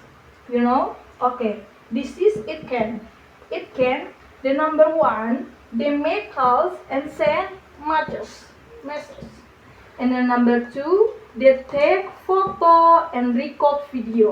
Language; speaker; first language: English; non-native, learner; Indonesian